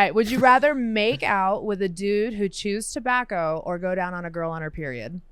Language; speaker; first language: English; native; English